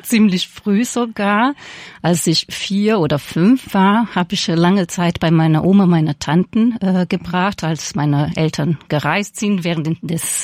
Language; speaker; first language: German; non-native, fluent; Portuguese